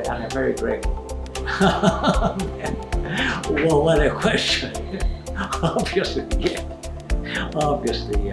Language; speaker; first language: English; non-native, local second language; Spanish